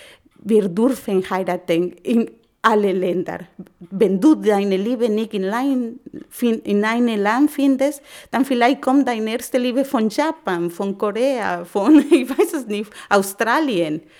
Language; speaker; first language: German; non-native, learner; Spanish